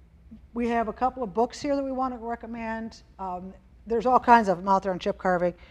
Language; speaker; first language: English; native; English